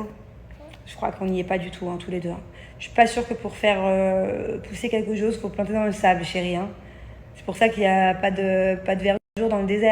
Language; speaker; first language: French; native; French